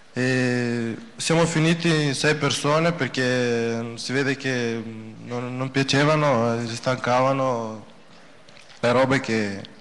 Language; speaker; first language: Italian; early bilingual, other home language; Romanian